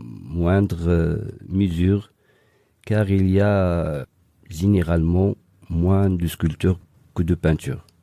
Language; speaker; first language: French; non-native, local second language; Arabic